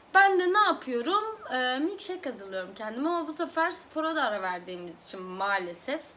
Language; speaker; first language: Turkish; early bilingual, other home language; Azerbaijani